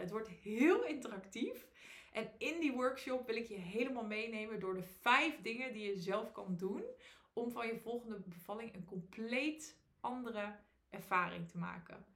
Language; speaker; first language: Dutch; native; Dutch